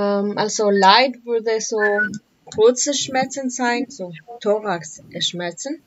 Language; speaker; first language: German; non-native, learner; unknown